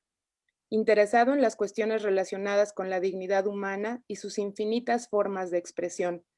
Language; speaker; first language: Spanish; native; Spanish